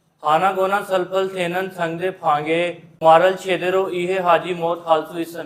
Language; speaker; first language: Korean; non-native, learner; Urdu